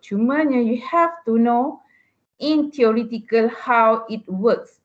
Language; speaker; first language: English; non-native, local second language; Malay